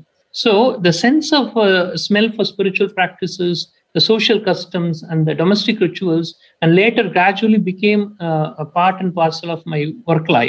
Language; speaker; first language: English; non-native, local second language; Tamil